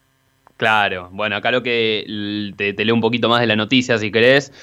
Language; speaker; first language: Spanish; native; Spanish